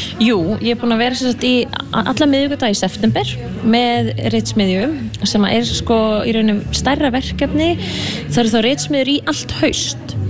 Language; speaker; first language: Icelandic; native; Icelandic